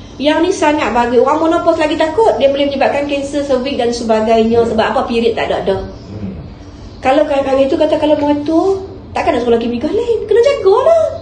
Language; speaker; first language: Malay; native; Malay